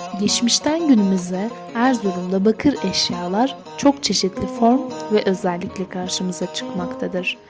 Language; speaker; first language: Turkish; native; Turkish